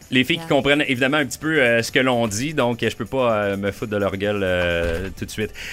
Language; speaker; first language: French; native; French